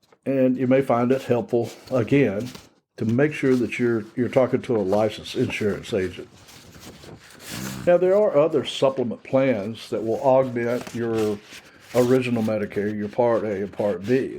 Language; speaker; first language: English; native; English